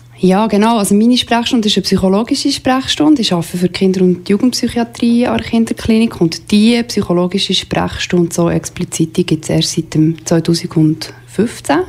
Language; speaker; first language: German; native; German